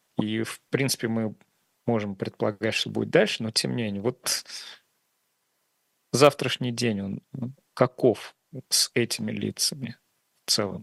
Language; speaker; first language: Russian; native; Russian